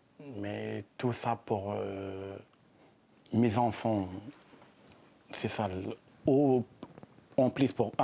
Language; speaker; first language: French; non-native, learner; Arabic